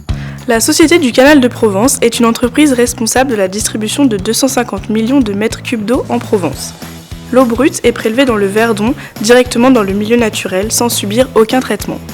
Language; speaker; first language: French; native; French